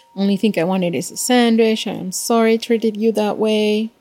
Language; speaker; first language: English; non-native, fluent; Spanish